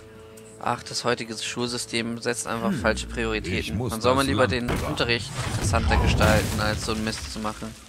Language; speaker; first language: German; native; German